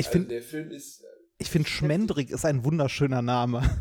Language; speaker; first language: German; native; German